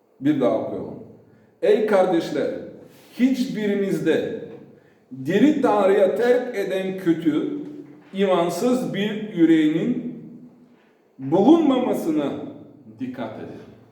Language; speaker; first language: Turkish; non-native, fluent; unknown